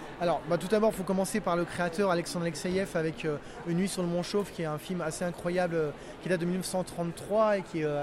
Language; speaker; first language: French; native; French